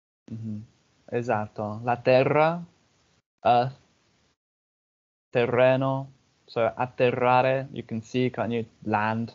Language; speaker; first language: English; native; English